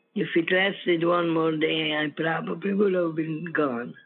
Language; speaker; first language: English; non-native, fluent; Ukrainian